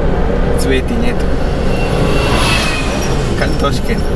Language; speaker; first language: Russian; non-native, learner; Malay